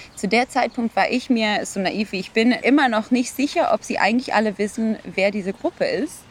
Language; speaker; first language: German; non-native, fluent; Hebrew